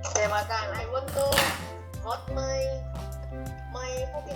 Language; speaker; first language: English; non-native, learner; Indonesian